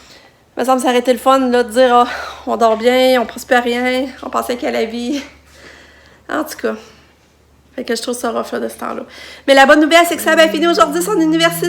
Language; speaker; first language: French; native; French